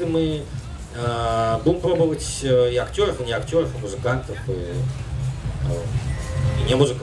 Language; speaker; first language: Russian; native; Russian